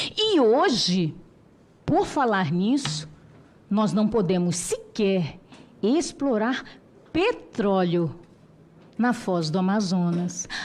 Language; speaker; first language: Portuguese; non-native, local second language; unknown